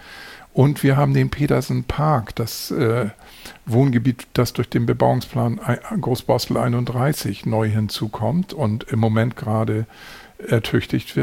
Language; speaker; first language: German; native; German